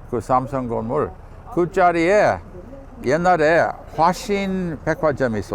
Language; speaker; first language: Korean; non-native, fluent; English